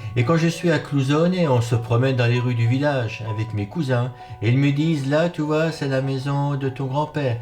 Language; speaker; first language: French; native; French